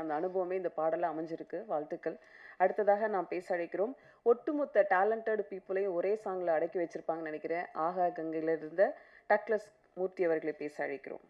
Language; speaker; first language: Tamil; native; Tamil